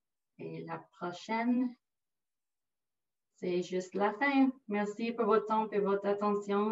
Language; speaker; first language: French; non-native, local second language; English